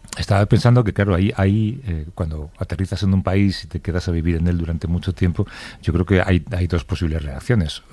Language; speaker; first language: Spanish; native; Spanish